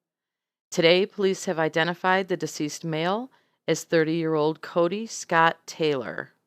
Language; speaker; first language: English; native; English